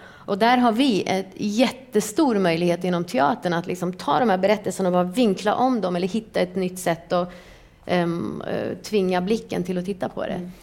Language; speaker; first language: Swedish; early bilingual, other home language; Persian